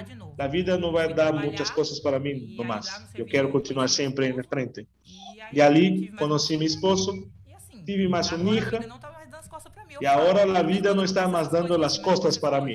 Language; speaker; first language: Spanish; non-native, learner; Portuguese